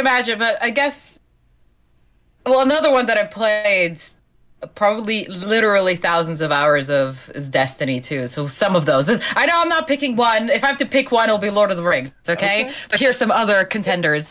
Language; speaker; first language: English; non-native, fluent; Slovenian